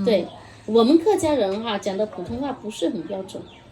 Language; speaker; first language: Chinese; non-native, local second language; Hakka Chinese